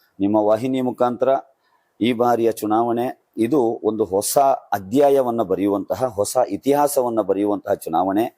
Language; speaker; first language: Kannada; non-native, local second language; Urdu